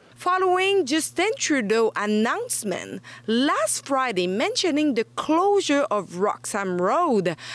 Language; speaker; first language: English; non-native, fluent; French